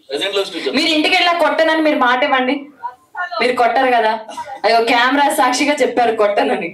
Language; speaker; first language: Telugu; native; Telugu